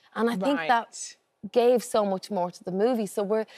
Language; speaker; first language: English; native; English